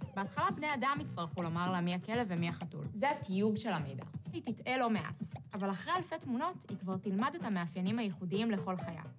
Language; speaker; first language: Hebrew; early bilingual, other home language; Russian